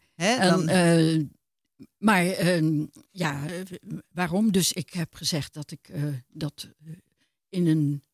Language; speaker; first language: Dutch; native; Dutch